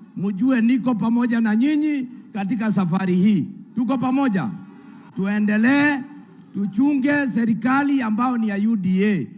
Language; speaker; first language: Swahili; non-native, local second language; Kikuyu